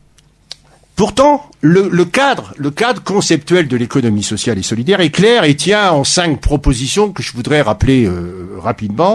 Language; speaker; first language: French; native; French